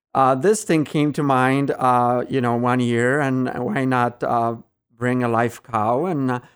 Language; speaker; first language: English; non-native, fluent; Polish